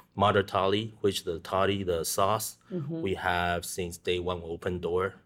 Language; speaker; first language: English; non-native, learner; Chinese